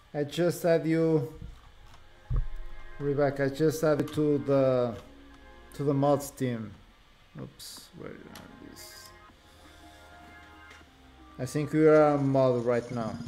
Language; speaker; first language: English; non-native, learner; Portuguese